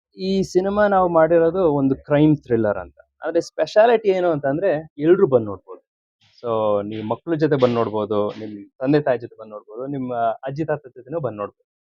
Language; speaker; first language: Kannada; early bilingual, heritage; Kannada